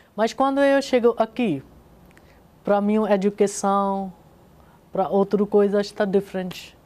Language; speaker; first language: Portuguese; non-native, learner; Urdu